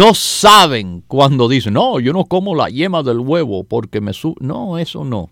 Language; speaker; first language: Spanish; native; Spanish